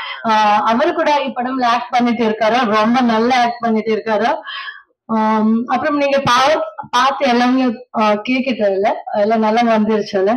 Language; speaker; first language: Tamil; non-native, learner; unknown